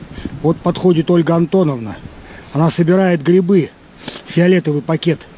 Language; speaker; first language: Russian; native; Russian